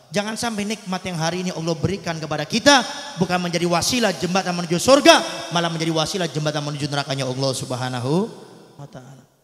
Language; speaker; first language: Indonesian; native; Indonesian